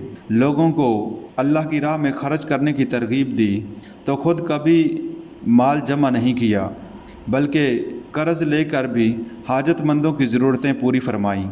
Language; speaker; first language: Urdu; native; Urdu